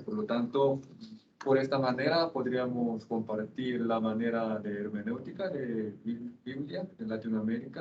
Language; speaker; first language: Spanish; non-native, fluent; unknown